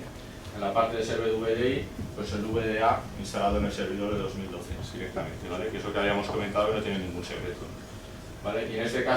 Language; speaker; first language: Spanish; native; Spanish